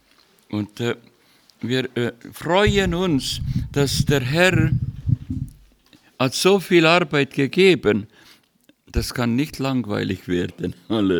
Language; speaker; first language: German; non-native, learner; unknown